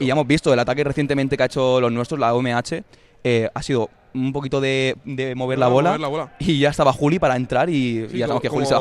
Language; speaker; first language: Spanish; native; Spanish